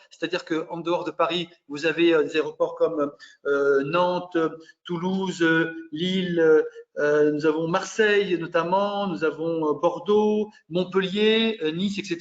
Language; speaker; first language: French; native; French